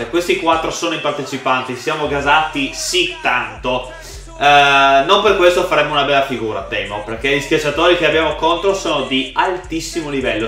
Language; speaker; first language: Italian; native; Italian